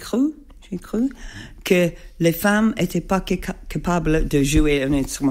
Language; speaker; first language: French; non-native, learner; English